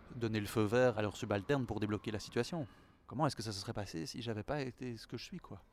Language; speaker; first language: French; native; French